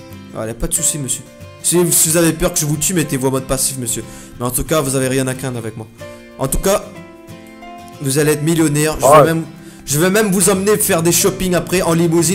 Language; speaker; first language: French; native; French